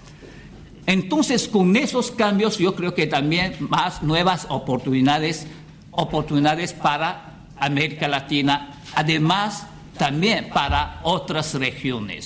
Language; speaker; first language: Spanish; non-native, fluent; Chinese